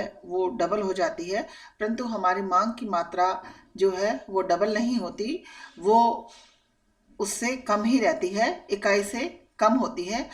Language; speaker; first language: Hindi; native; Hindi